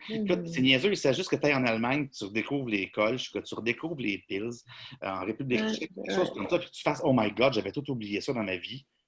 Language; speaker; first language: French; native; French